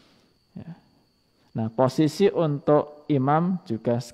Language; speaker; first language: Indonesian; non-native, local second language; Javanese